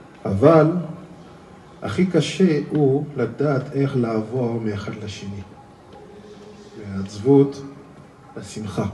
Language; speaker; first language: Hebrew; non-native, learner; French